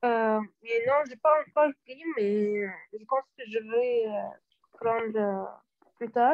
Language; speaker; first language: French; non-native, learner; Arabic